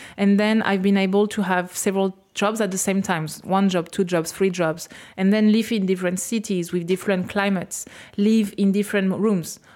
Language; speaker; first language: English; non-native, fluent; French